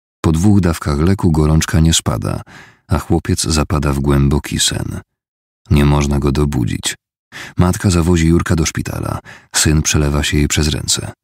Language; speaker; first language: Polish; native; Polish